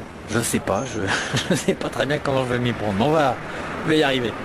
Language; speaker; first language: French; native; French